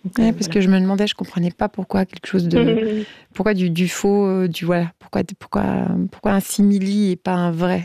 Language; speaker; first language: French; native; French